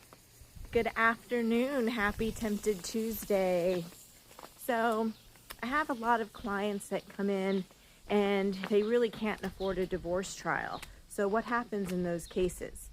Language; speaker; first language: English; native; English